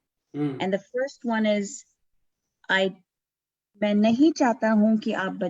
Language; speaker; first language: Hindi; non-native, learner; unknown